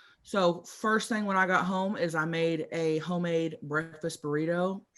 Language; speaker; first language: English; native; English